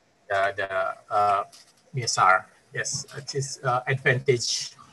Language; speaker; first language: English; non-native, fluent; Indonesian